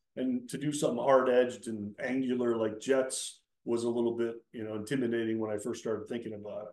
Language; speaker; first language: English; native; English